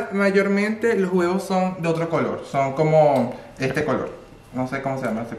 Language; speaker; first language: Spanish; native; Spanish